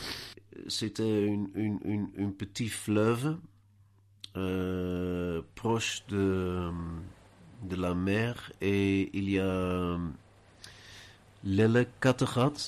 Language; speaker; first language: French; non-native, learner; Dutch